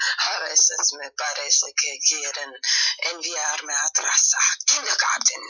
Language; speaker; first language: Spanish; non-native, fluent; German